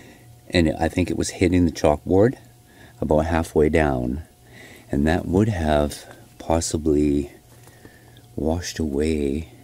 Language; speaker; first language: English; native; English